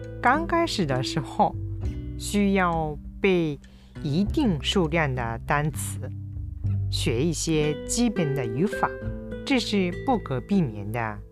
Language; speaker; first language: Chinese; non-native, fluent; Japanese